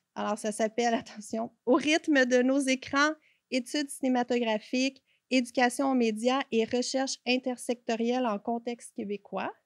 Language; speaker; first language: French; native; French